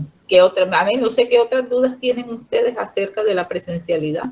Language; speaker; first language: Spanish; native; Spanish